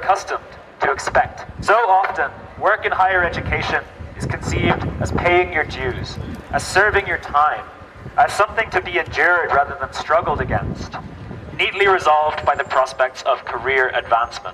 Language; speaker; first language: English; native; English